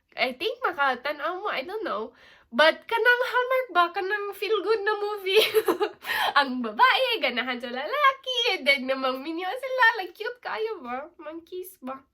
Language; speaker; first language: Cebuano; non-native, local second language; English